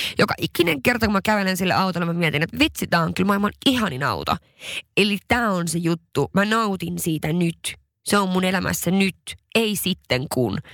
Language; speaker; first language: Finnish; non-native, local second language; Swedish